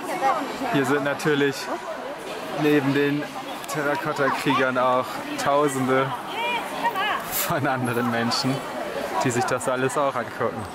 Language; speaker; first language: German; native; German